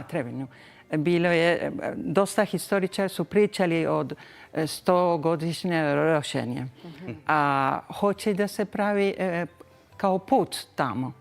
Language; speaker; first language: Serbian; early bilingual, heritage; Spanish